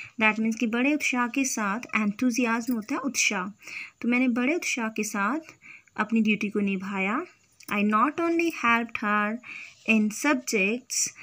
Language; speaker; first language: Hindi; native; Hindi